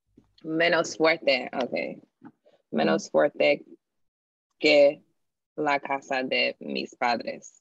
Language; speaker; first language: Spanish; non-native, learner; English